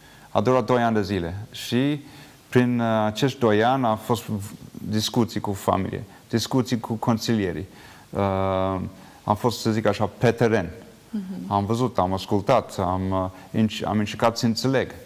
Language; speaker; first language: Romanian; non-native, fluent; English